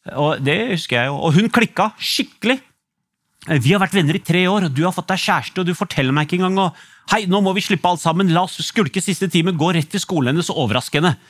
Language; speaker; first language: Norwegian; early bilingual, other home language; Urdu